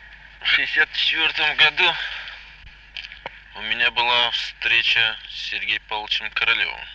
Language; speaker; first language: Russian; native; Russian